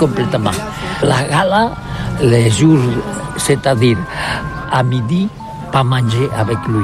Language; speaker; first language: French; non-native, learner; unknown